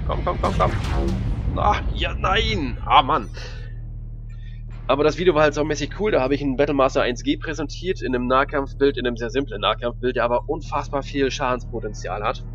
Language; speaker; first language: German; native; German